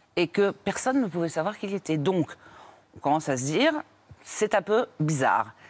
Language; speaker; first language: French; native; French